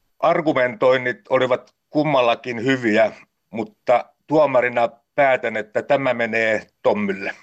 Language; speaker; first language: Finnish; native; Finnish